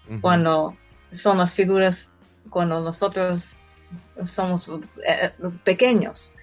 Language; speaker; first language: Spanish; early bilingual, heritage; Spanish